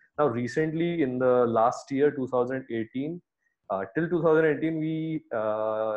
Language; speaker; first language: English; non-native, local second language; Hindi